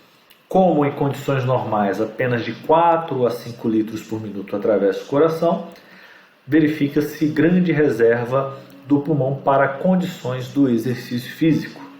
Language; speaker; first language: Portuguese; native; Portuguese